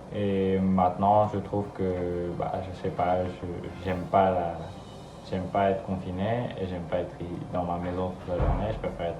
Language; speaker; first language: French; non-native, fluent; Spanish